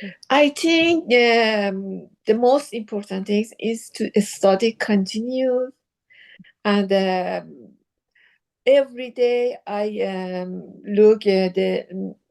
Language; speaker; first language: English; non-native, learner; Persian